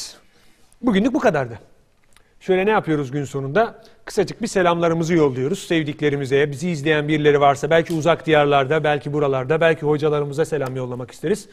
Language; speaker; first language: Turkish; native; Turkish